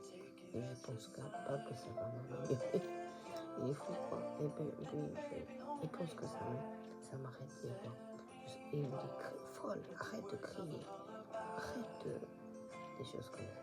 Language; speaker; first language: French; non-native, learner; Japanese